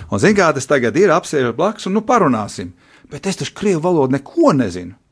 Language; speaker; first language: Latvian; early bilingual, heritage; Latvian